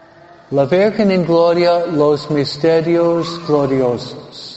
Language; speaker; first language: Spanish; non-native, fluent; English